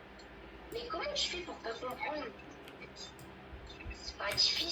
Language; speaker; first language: French; native; French